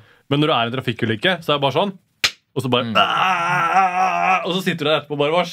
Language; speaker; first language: Norwegian; native; Norwegian